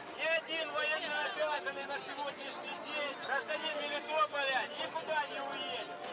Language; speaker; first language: Russian; native; Russian